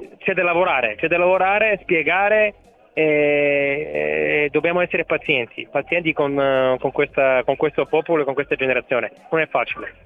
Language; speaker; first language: Italian; non-native, fluent; Bulgarian